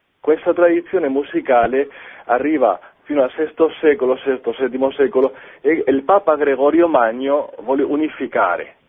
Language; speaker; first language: Italian; non-native, fluent; Spanish